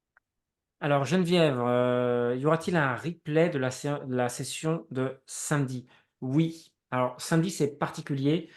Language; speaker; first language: French; native; French